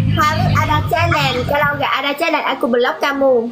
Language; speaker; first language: Indonesian; non-native, learner; Vietnamese